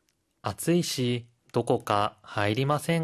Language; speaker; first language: Japanese; non-native, fluent; Korean